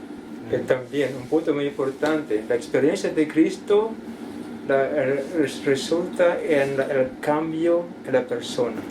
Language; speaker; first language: Spanish; non-native, learner; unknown